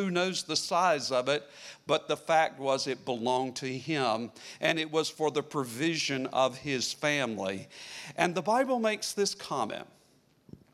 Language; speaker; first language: English; native; English